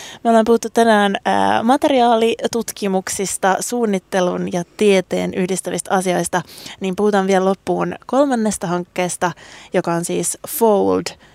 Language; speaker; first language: Finnish; native; Finnish